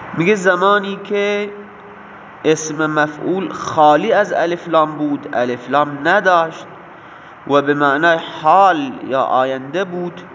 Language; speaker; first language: Persian; non-native, local second language; Baluchi